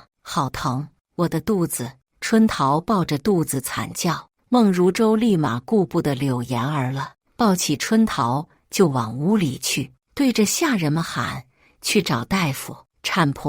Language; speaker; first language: Chinese; native; Chinese